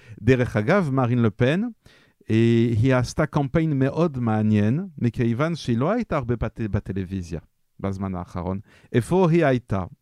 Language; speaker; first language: Hebrew; non-native, fluent; French